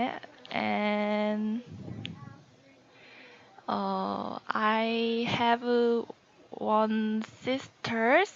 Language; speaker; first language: English; non-native, learner; Korean